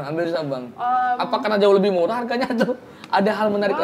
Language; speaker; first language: Indonesian; native; Indonesian